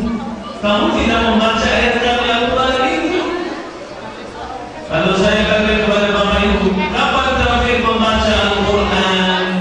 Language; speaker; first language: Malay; non-native, fluent; Arabic